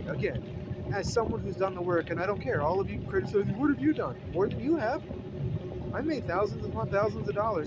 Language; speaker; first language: English; native; English